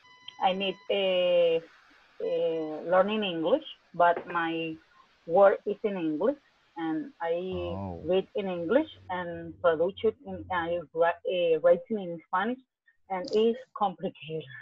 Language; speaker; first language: English; non-native, learner; Spanish